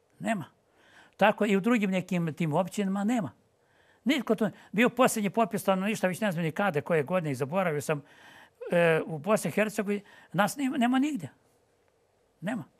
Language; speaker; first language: Bosnian; non-native, local second language; Ukrainian